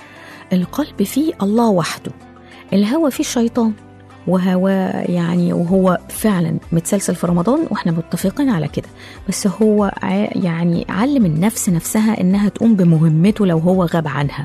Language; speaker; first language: Arabic; native; Arabic